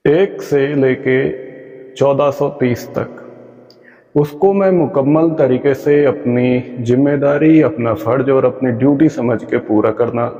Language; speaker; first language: Hindi; non-native, local second language; Punjabi